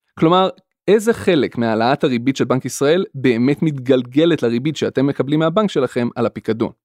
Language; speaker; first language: Hebrew; native; Hebrew